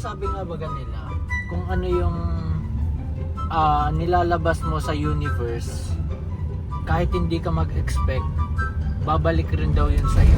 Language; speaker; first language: Filipino; native; Filipino